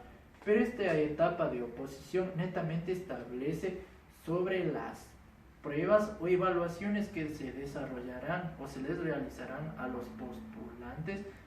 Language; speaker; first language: Spanish; native; Spanish